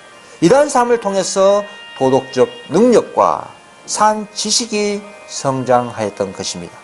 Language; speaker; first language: Korean; native; Korean